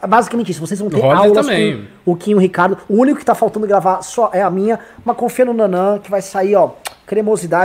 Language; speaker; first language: Portuguese; native; Portuguese